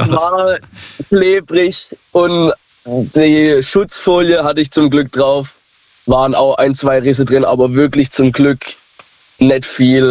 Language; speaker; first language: German; native; German